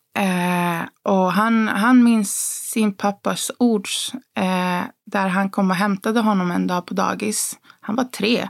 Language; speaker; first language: Swedish; early bilingual, other home language; Spanish